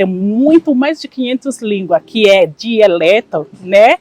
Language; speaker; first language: Portuguese; non-native, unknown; Igbo